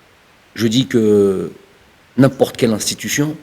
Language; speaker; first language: French; early bilingual, other home language; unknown